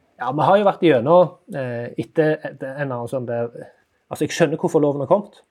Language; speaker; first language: Norwegian; native; Norwegian